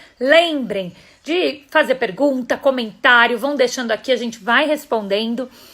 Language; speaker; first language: Portuguese; native; Portuguese